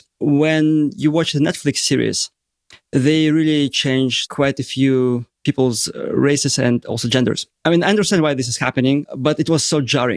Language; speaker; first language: English; non-native, fluent; Russian